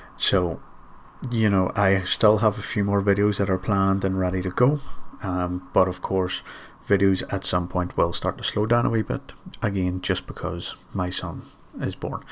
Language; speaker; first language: English; native; English